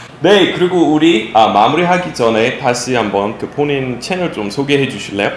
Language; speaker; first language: Korean; non-native, fluent; English